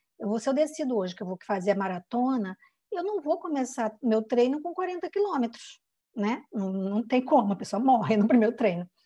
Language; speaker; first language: Portuguese; native; Portuguese